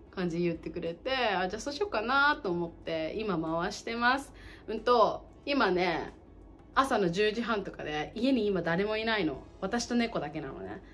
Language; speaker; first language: Japanese; native; Japanese